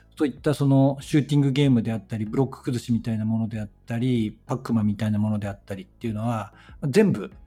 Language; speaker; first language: Japanese; native; Japanese